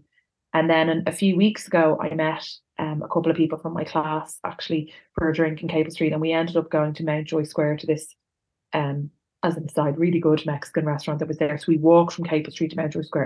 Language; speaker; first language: English; native; English